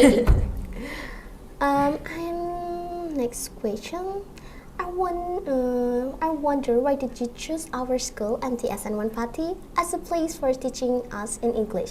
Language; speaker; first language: English; non-native, learner; Indonesian